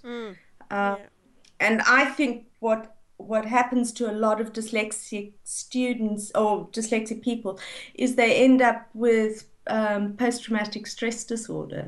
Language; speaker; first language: English; native; English